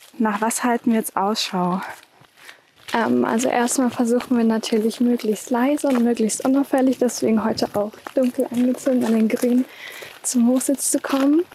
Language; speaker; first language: German; native; German